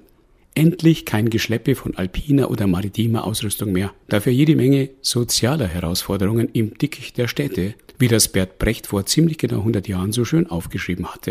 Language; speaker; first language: German; native; German